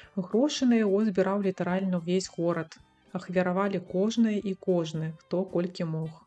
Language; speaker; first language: Belarusian; native; Belarusian